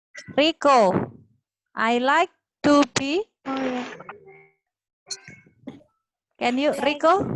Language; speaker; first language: English; non-native, fluent; Indonesian